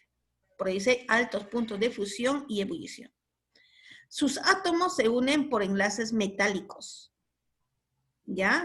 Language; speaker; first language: Spanish; native; Spanish